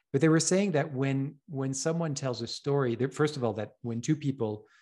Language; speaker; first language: English; non-native, fluent; French